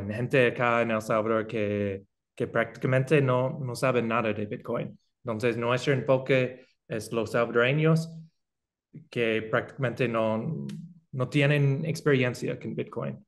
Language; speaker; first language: Spanish; non-native, fluent; English